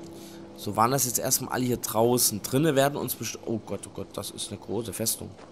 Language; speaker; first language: German; native; German